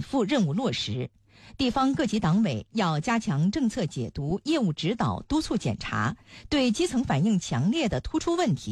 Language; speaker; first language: Chinese; native; Chinese